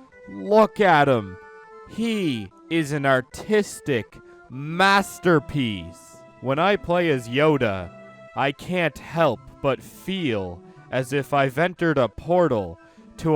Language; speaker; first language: English; native; English